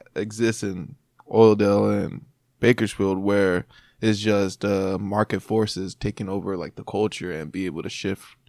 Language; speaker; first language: English; native; English